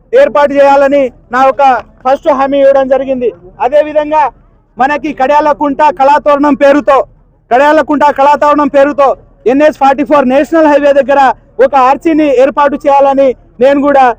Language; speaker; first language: Telugu; native; Telugu